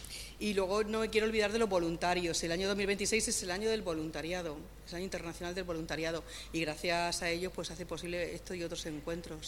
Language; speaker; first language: Spanish; native; Spanish